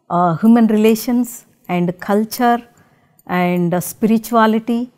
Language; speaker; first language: English; non-native, local second language; Telugu